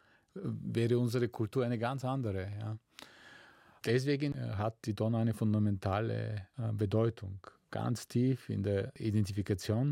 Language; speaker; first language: German; non-native, fluent; Bulgarian